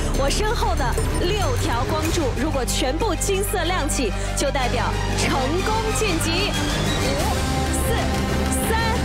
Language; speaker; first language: Chinese; native; Chinese